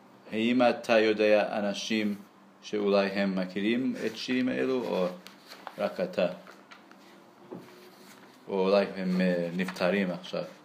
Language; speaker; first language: Hebrew; non-native, learner; English